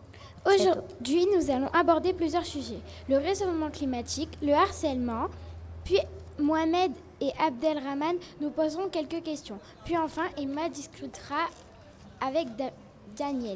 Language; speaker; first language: French; native; French